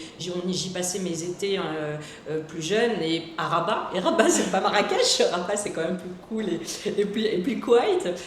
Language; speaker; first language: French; native; French